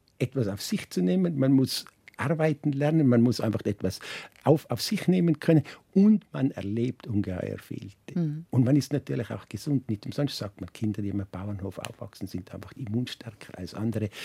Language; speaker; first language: German; native; German